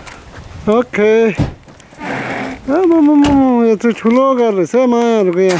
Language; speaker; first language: German; non-native, learner; Nepali